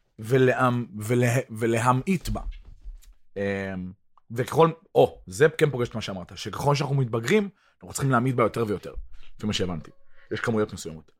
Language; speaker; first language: Hebrew; early bilingual, other home language; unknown